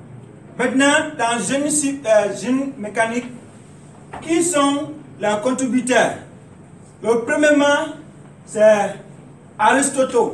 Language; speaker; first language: French; non-native, learner; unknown